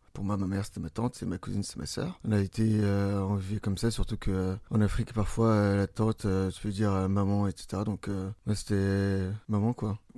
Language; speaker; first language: French; early bilingual, other home language; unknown